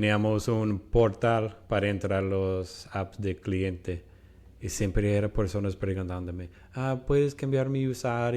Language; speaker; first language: Spanish; non-native, fluent; English